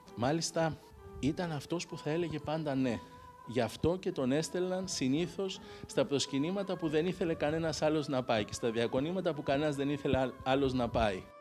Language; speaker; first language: Greek; native; Greek